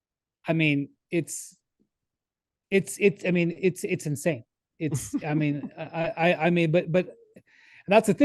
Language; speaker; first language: English; native; English